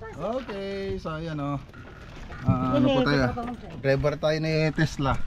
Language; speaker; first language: Filipino; native; Filipino